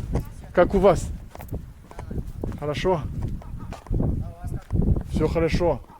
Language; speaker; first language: Russian; non-native, learner; French